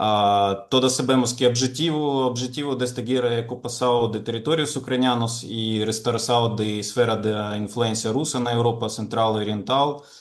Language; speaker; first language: Portuguese; non-native, fluent; Ukrainian